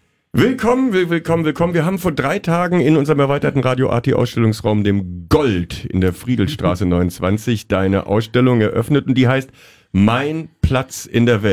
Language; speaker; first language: German; native; German